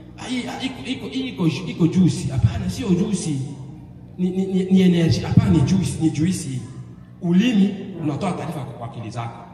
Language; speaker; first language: Swahili; non-native, local second language; Bembe